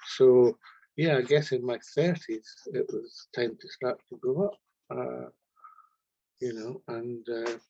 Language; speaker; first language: English; native; English